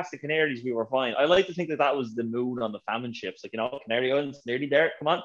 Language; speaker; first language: English; native; English